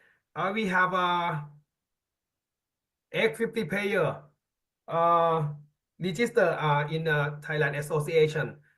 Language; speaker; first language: English; non-native, learner; Thai